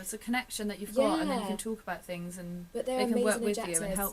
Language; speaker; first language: English; native; English